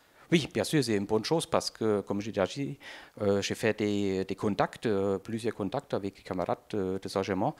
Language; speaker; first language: French; non-native, fluent; German